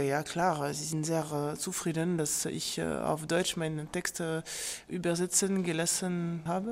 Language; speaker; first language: German; non-native, fluent; French